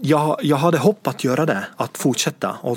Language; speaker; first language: Swedish; non-native, fluent; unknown